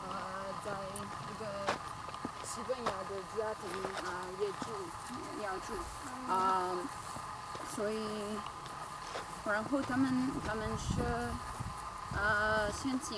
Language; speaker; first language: Chinese; non-native, fluent; Spanish